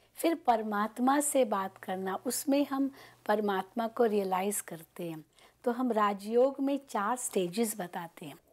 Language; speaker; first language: Hindi; native; Hindi